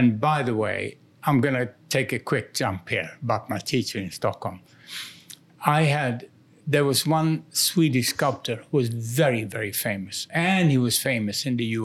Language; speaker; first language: English; non-native, fluent; Swedish